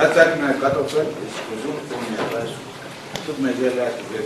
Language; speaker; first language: German; non-native, learner; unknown